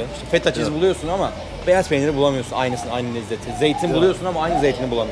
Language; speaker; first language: Turkish; native; Turkish